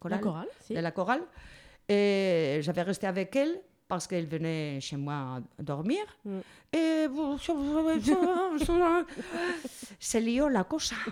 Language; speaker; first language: French; non-native, learner; Spanish